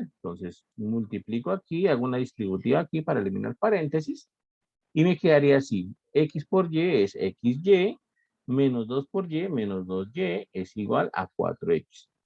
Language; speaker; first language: Spanish; native; Spanish